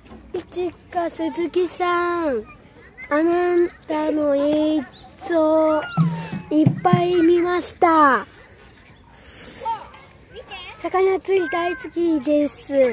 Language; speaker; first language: Japanese; early bilingual, other home language; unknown